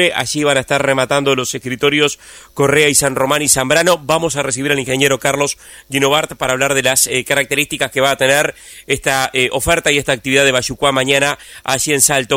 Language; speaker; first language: Spanish; native; Spanish